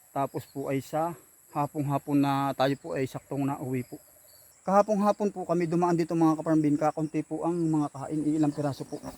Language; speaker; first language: Filipino; native; Filipino